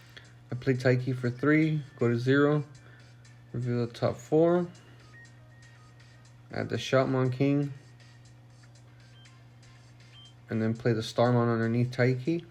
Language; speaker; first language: English; native; English